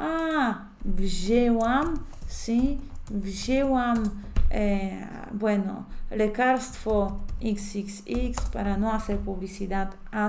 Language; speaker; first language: Spanish; non-native, fluent; Polish